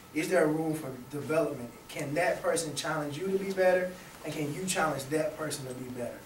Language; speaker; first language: English; native; English